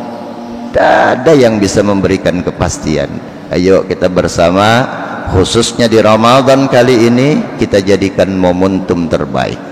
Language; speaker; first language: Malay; non-native, local second language; Banjar